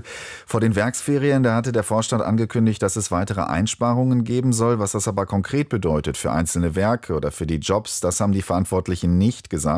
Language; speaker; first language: German; native; German